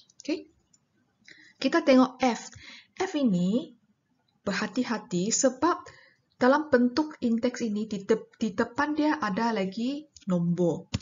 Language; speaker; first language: Malay; non-native, local second language; Chinese